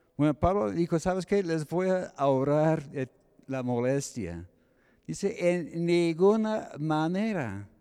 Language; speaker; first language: Spanish; non-native, fluent; English